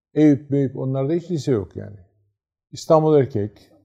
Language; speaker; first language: Turkish; native; Turkish